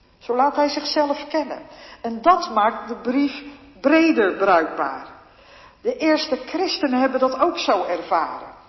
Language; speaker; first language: Dutch; native; Dutch